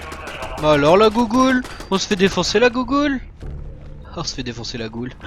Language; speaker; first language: French; native; French